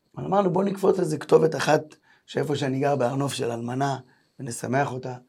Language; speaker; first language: Hebrew; native; Hebrew